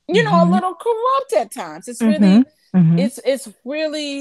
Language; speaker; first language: English; native; English